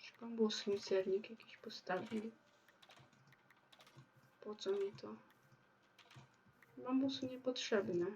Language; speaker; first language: Polish; native; Polish